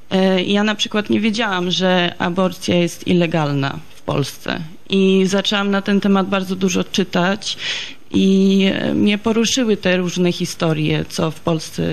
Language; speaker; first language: Polish; early bilingual, heritage; Polish